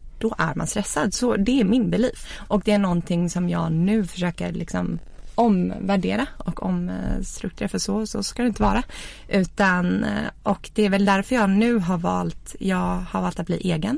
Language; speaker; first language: Swedish; native; Swedish